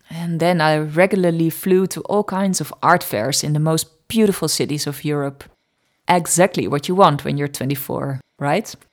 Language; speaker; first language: English; non-native, fluent; Dutch